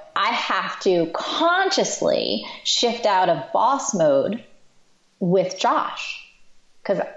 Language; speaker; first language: English; native; English